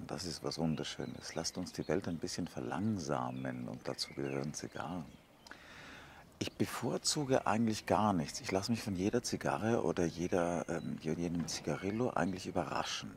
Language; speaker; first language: German; native; German